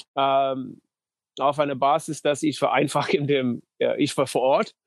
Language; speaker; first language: German; non-native, fluent; English